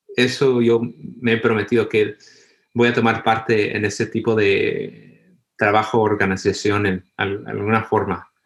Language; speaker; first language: Spanish; early bilingual, heritage; Spanish